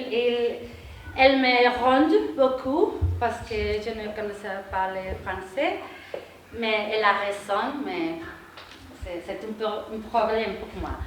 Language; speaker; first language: French; non-native, learner; Spanish